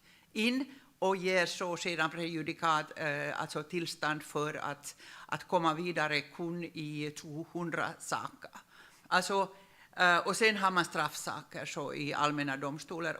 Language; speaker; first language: Swedish; non-native, local second language; Finnish